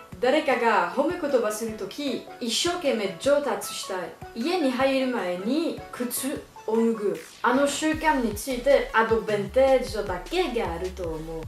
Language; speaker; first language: Japanese; non-native, learner; French